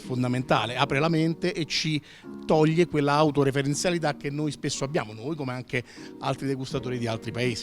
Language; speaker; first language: Italian; native; Italian